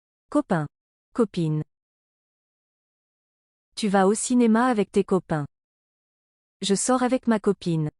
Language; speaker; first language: French; non-native, learner; English